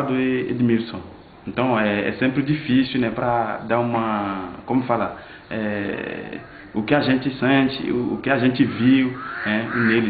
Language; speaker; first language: Portuguese; non-native, fluent; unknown